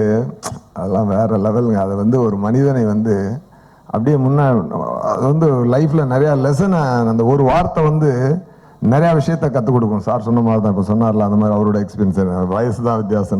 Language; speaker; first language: Tamil; native; Tamil